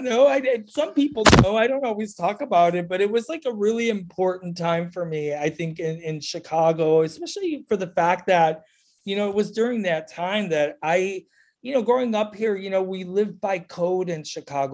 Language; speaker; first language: English; native; English